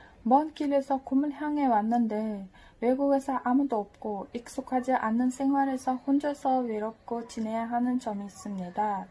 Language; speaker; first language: Korean; non-native, learner; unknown